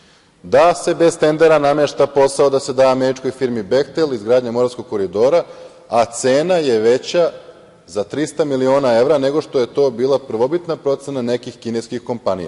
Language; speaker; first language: Serbian; native; Serbian